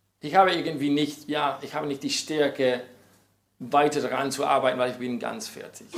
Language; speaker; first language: German; non-native, fluent; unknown